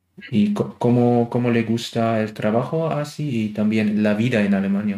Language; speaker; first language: Spanish; non-native, learner; German